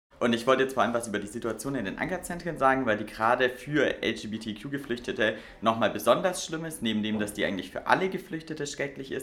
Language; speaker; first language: German; native; German